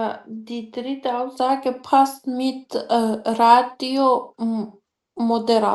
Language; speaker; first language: German; non-native, learner; Macedonian